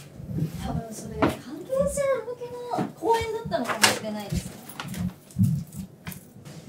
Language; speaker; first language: Japanese; native; Japanese